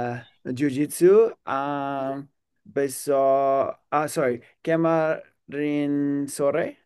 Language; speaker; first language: Indonesian; non-native, learner; English